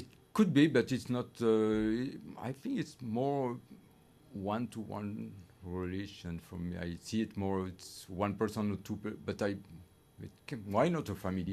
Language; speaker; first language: English; non-native, fluent; French